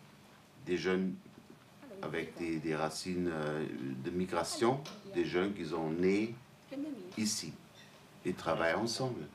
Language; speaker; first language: French; non-native, fluent; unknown